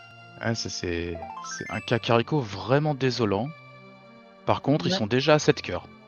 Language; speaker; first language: French; native; French